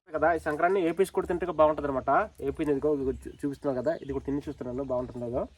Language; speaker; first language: Telugu; non-native, local second language; Odia